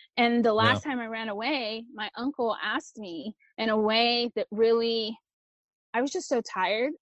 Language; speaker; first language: English; early bilingual, other home language; Spanish